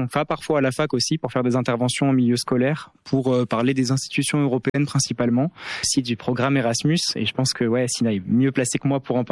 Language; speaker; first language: French; native; French